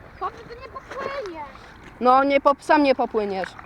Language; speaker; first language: Polish; native; Polish